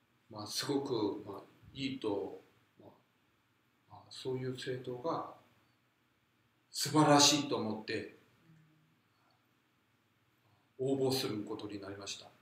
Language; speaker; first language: Japanese; non-native, fluent; Korean